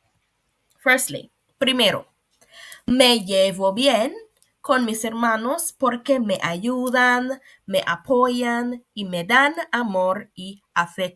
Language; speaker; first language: Spanish; non-native, fluent; English